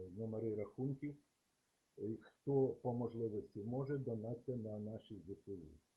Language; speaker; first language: Ukrainian; native; Ukrainian